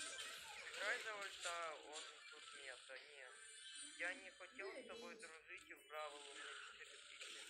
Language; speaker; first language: Russian; native; Russian